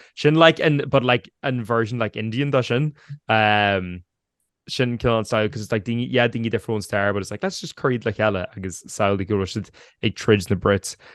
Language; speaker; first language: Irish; native; Irish